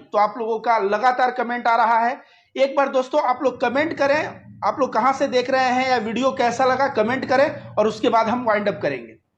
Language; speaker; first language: Hindi; native; Hindi